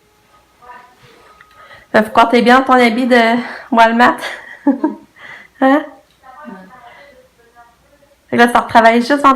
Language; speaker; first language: French; native; French